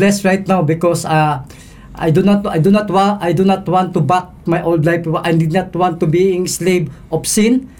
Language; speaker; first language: English; non-native, local second language; Cebuano